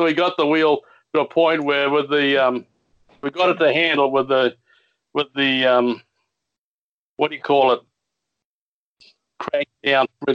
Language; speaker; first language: English; native; English